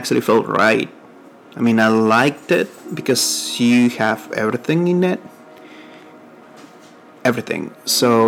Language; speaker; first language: English; non-native, fluent; Spanish